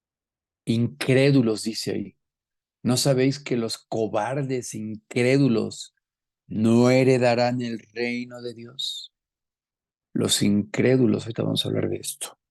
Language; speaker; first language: Spanish; native; Spanish